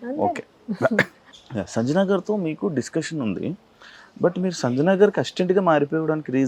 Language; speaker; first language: Telugu; native; Telugu